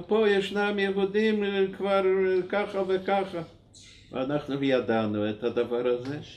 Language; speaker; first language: Hebrew; non-native, fluent; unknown